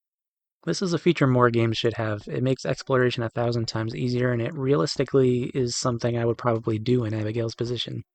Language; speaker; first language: English; native; English